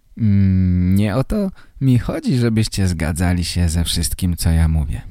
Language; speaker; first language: Polish; native; Polish